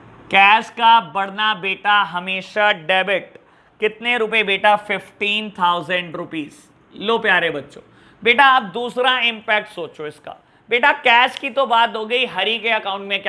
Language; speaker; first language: Hindi; native; Hindi